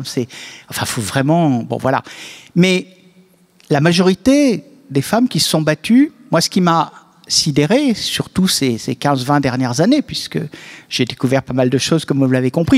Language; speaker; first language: French; native; French